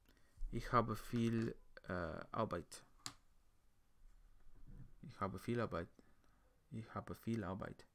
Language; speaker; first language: German; non-native, learner; English